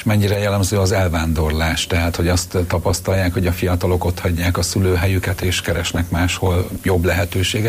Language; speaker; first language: Hungarian; native; Hungarian